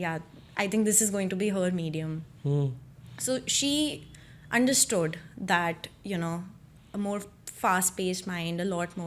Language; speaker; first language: English; non-native, local second language; Hindi